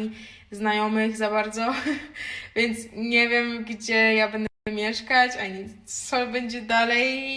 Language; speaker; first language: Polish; early bilingual, heritage; Polish